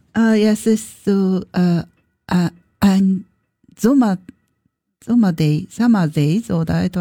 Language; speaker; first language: German; non-native, learner; Japanese